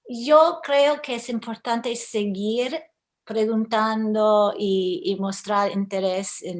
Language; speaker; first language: Spanish; early bilingual, heritage; English